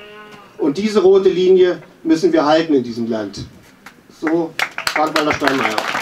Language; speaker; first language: German; native; German